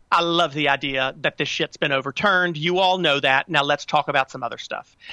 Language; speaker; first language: English; native; English